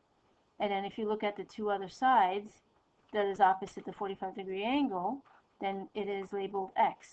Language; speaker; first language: English; native; English